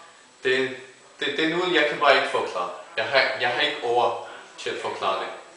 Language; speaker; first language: Danish; non-native, fluent; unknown